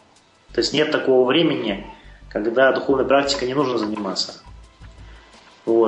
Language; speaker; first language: Russian; native; Russian